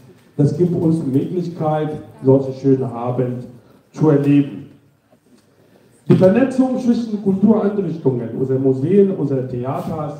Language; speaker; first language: German; non-native, fluent; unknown